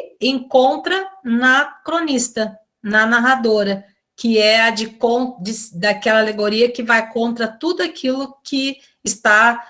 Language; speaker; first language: Portuguese; native; Portuguese